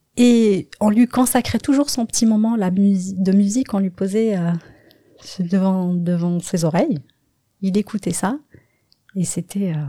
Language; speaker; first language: French; non-native, local second language; Kabyle